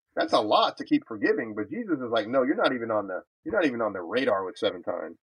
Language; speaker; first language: English; native; English